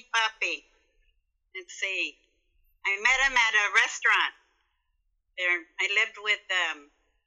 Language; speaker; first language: English; native; English